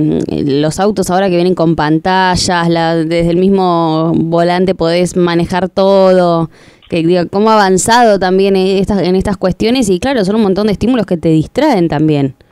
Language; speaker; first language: Spanish; native; Spanish